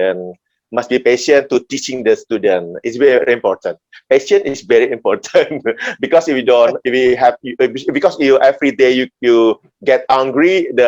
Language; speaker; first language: English; non-native, learner; Indonesian